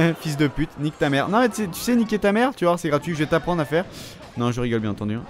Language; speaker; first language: French; native; French